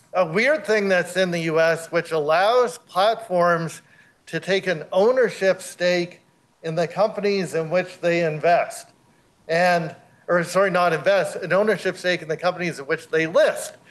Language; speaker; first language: English; native; English